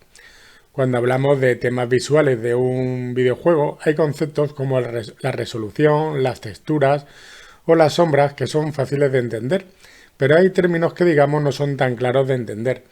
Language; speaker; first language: Spanish; native; Spanish